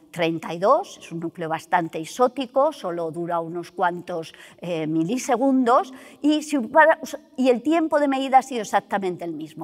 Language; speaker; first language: Spanish; native; Spanish